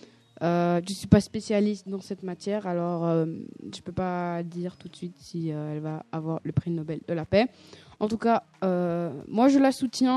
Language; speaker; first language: French; native; French